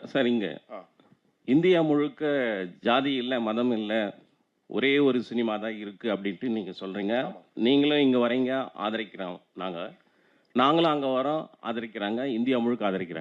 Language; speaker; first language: Tamil; native; Tamil